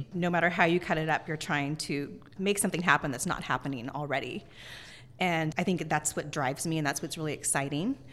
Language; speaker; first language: English; native; English